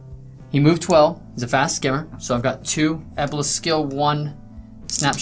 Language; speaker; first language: English; native; English